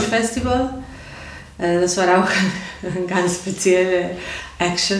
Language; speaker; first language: German; non-native, learner; Spanish